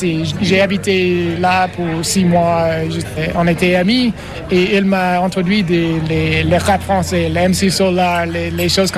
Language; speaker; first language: French; non-native, learner; English